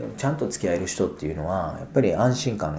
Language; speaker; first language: Japanese; native; Japanese